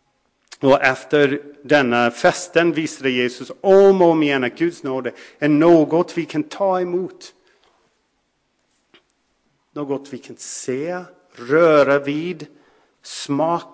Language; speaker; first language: Swedish; non-native, fluent; English